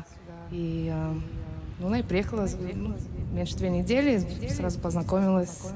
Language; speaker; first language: Russian; early bilingual, heritage; Russian